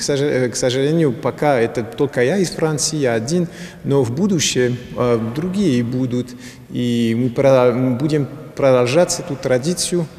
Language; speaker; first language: Russian; non-native, fluent; French